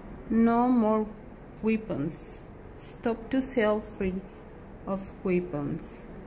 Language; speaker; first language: English; non-native, learner; Spanish